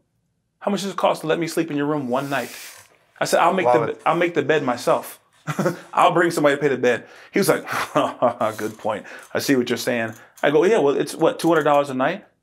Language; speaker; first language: English; native; English